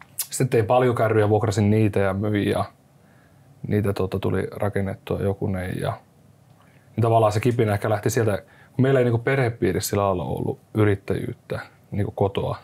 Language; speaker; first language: Finnish; native; Finnish